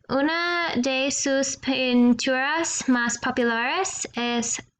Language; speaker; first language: Spanish; non-native, learner; English